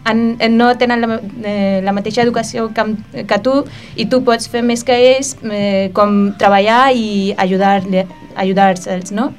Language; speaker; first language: Catalan; early bilingual, other home language; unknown